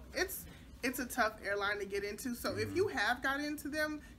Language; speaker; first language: English; native; English